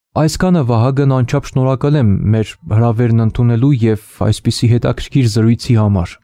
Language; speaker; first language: Armenian; native; Armenian